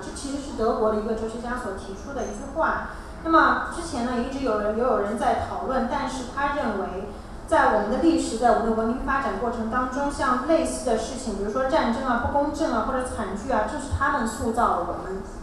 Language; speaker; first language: Chinese; native; Chinese